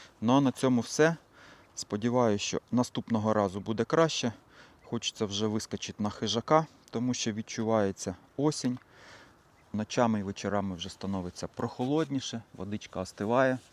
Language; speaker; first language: Ukrainian; native; Ukrainian